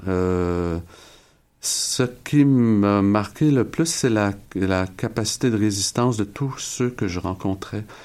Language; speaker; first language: French; native; French